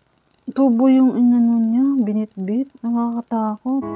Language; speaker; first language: Filipino; native; Filipino